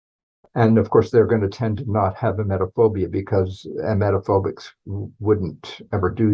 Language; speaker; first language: English; native; English